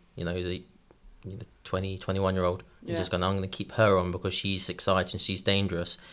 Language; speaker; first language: English; native; English